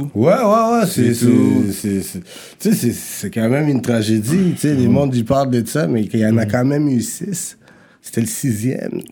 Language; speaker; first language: French; early bilingual, other home language; Rundi